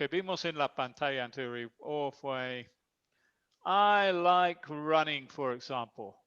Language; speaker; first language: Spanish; non-native, fluent; English